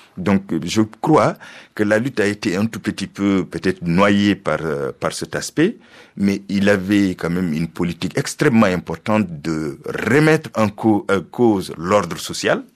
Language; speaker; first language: French; non-native, local second language; Fula